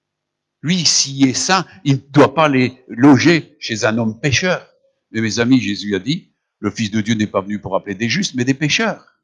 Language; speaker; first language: French; native; French